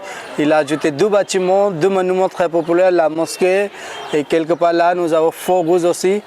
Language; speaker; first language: French; non-native, learner; Hindi